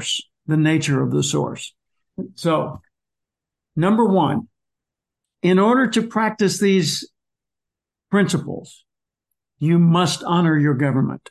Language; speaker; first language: English; native; English